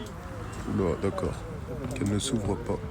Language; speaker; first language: French; native; French